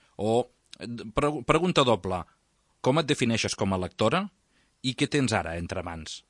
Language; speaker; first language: Catalan; native; Catalan